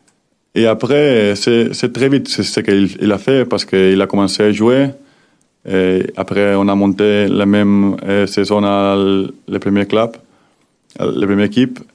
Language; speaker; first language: French; non-native, learner; Spanish